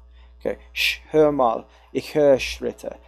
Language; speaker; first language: German; non-native, learner; English